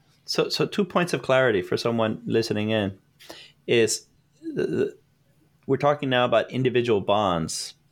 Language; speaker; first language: English; native; English